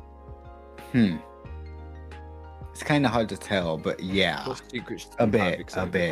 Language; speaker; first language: English; non-native, fluent; Spanish